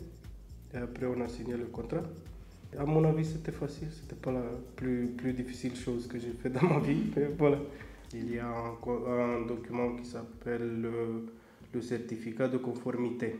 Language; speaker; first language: French; non-native, learner; Romanian